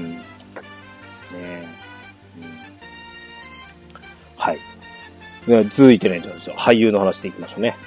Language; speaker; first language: Japanese; native; Japanese